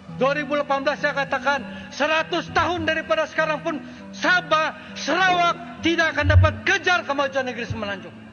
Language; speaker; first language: Malay; native; Malay